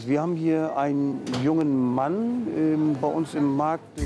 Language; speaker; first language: German; native; German